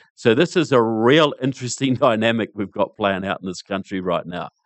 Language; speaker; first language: English; native; English